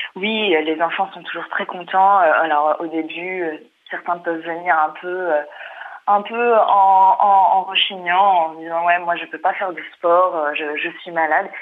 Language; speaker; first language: French; native; French